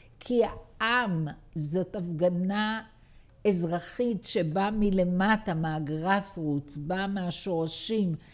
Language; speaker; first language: Hebrew; native; Hebrew